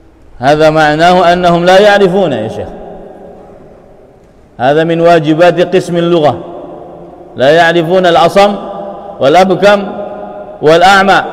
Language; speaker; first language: Arabic; non-native, fluent; Indonesian